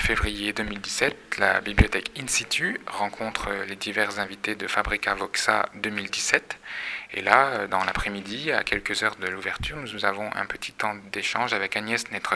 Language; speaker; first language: French; native; French